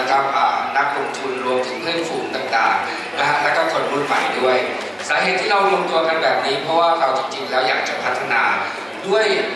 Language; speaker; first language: Thai; native; Thai